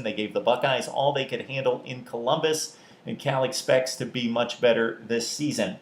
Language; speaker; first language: English; native; English